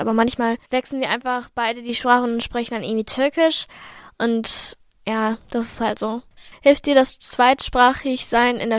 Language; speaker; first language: German; native; German